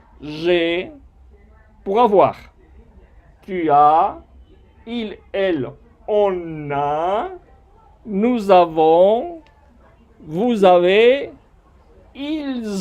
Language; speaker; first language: French; non-native, fluent; Spanish